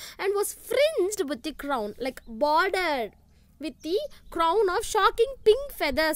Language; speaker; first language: English; non-native, local second language; Tamil